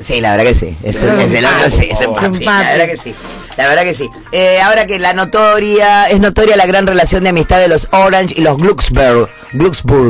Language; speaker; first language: Spanish; native; Spanish